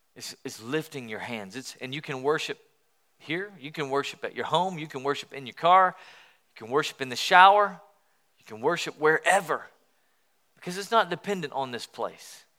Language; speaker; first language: English; native; English